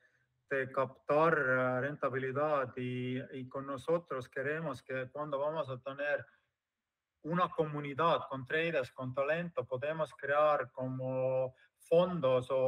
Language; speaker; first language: Spanish; non-native, fluent; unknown